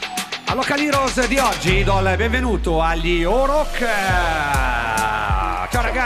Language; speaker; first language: Italian; native; Italian